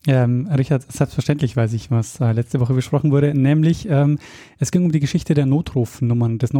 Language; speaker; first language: German; native; German